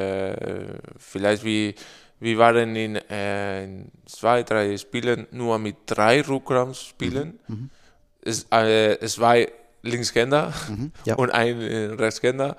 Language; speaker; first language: German; non-native, learner; Spanish